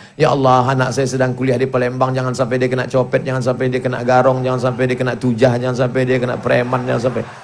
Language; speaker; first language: Indonesian; native; Indonesian